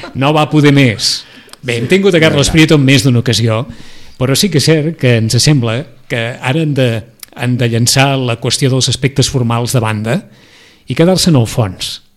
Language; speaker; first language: Catalan; native; Catalan